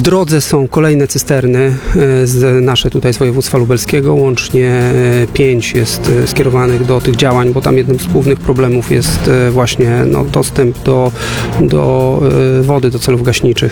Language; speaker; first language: Polish; native; Polish